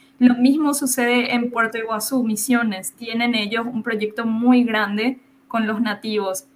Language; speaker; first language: Spanish; native; Spanish